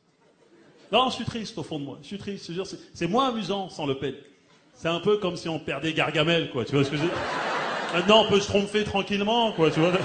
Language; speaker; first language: French; early bilingual, other home language; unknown